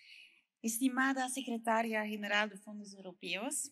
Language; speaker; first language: Spanish; non-native, learner; French